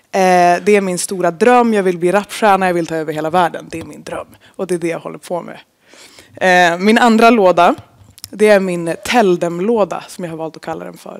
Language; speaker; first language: Swedish; native; Swedish